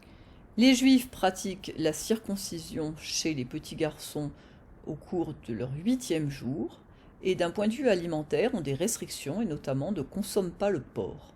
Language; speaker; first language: French; native; French